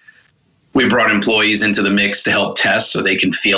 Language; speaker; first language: English; native; English